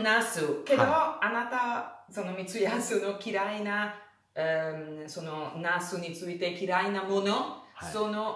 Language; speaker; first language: Japanese; non-native, learner; Italian